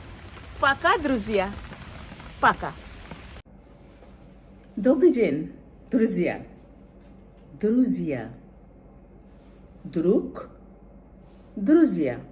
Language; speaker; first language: Russian; non-native, fluent; Bangla